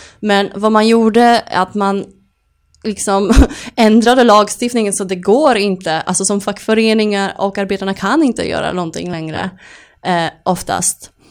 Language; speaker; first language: Swedish; non-native, fluent; Polish